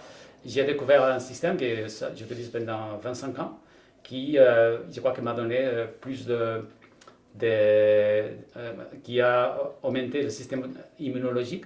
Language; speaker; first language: French; non-native, fluent; Spanish